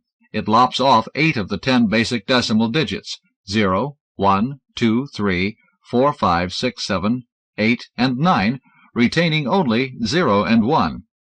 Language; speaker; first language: English; native; English